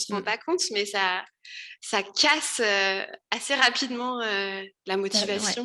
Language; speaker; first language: French; native; French